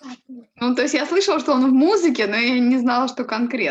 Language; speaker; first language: Russian; native; Russian